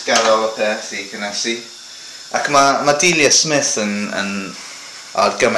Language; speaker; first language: Welsh; non-native, local second language; English